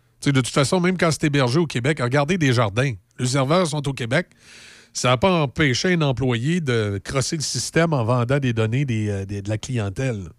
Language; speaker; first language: French; native; French